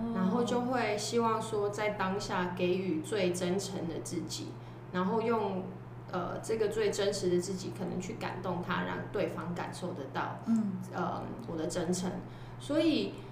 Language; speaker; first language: Chinese; non-native, local second language; Cantonese